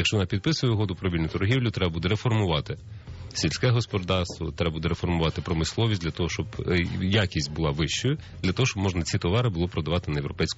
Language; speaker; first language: Ukrainian; native; Ukrainian